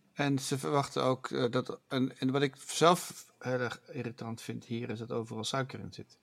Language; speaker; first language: Dutch; native; Dutch